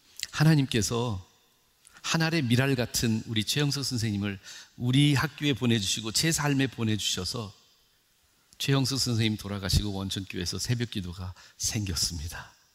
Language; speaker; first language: Korean; native; Korean